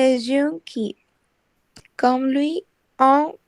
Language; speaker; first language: French; non-native, learner; Spanish